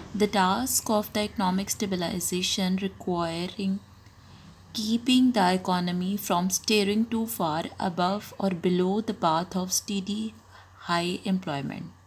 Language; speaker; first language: English; non-native, local second language; Urdu